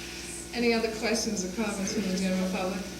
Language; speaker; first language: English; native; English